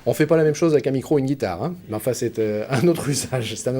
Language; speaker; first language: French; native; French